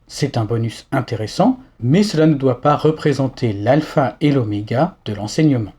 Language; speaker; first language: French; native; French